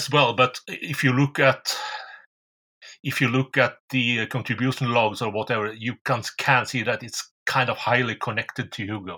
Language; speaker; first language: English; non-native, fluent; Norwegian